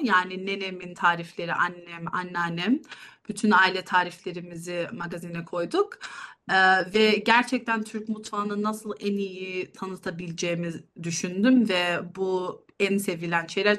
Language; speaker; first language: Turkish; early bilingual, heritage; Turkish